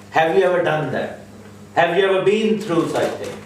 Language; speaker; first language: English; non-native, local second language; Urdu